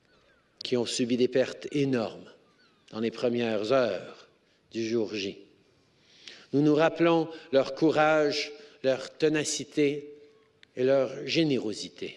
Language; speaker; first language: French; native; French